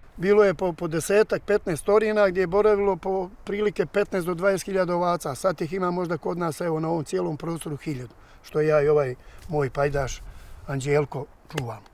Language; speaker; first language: Bosnian; native; Bosnian